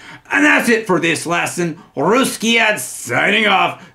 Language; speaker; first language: English; native; English